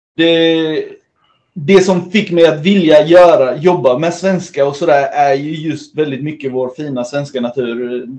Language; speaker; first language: Swedish; early bilingual, other home language; Spanish